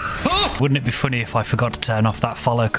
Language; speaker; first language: English; native; English